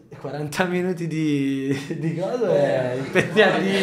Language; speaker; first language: Italian; native; Italian